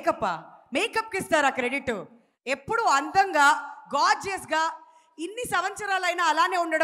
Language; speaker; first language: Telugu; native; Telugu